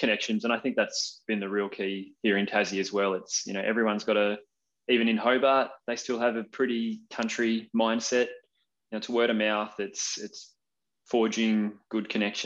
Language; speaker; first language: English; native; English